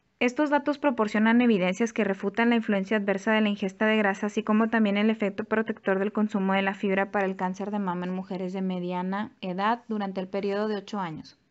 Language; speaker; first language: Spanish; native; Spanish